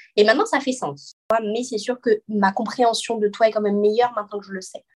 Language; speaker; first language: French; native; French